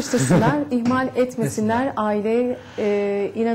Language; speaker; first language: Turkish; native; Turkish